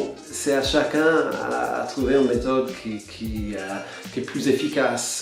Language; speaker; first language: French; non-native, fluent; English